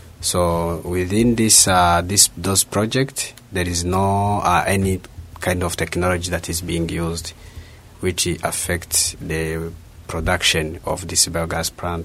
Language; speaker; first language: English; non-native, local second language; Kinyarwanda